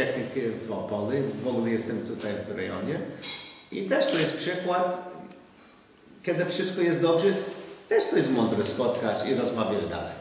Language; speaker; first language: Polish; non-native, learner; English